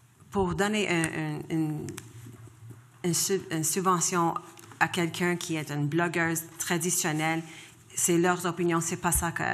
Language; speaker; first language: French; non-native, local second language; English